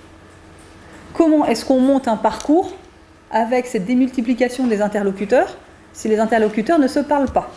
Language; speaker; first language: French; native; French